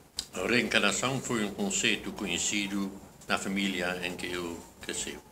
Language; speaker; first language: Portuguese; non-native, fluent; Dutch